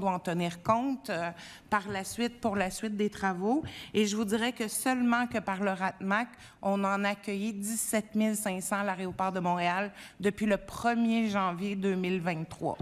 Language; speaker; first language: French; native; French